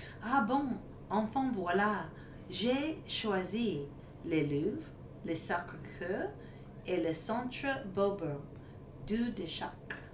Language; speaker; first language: French; non-native, learner; English